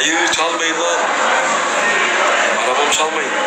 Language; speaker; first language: Turkish; native; Turkish